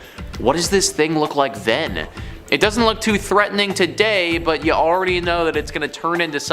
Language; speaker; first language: English; native; English